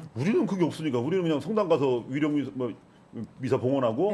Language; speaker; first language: Korean; native; Korean